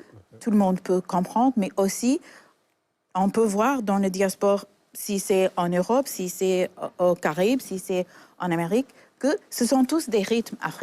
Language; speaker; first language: French; non-native, fluent; English